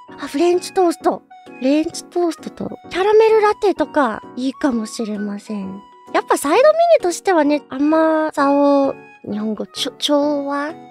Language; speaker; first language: Japanese; non-native, learner; English